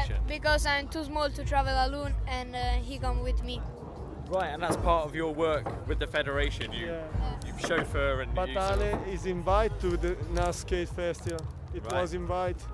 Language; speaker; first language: English; non-native, fluent; Italian